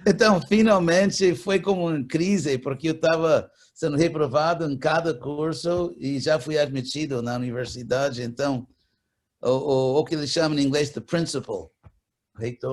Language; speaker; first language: Portuguese; non-native, fluent; English